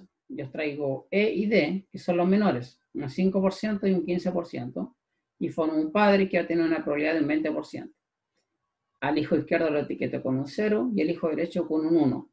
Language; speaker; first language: Spanish; native; Spanish